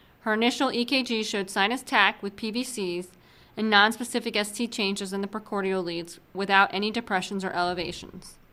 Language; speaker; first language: English; native; English